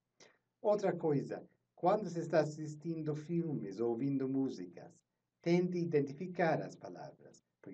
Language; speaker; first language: Portuguese; non-native, fluent; English